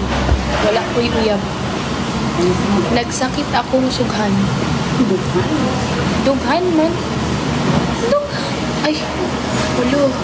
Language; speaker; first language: Cebuano; non-native, local second language; Filipino